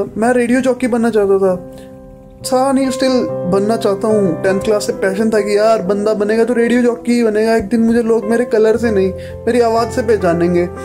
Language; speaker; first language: Hindi; native; Hindi